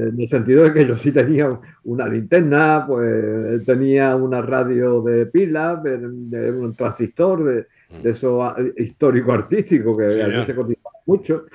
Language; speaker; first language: Spanish; native; Spanish